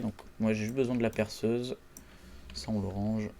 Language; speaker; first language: French; native; French